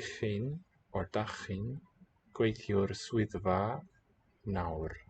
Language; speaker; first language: Welsh; non-native, learner; English